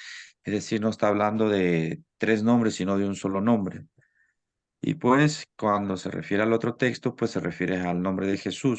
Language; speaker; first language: Spanish; native; Spanish